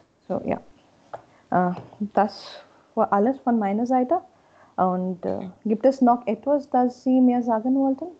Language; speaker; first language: German; non-native, learner; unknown